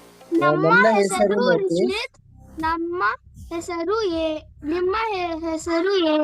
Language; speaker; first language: Kannada; non-native, learner; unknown